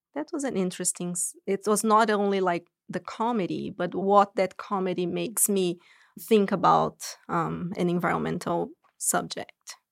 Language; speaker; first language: English; non-native, fluent; Portuguese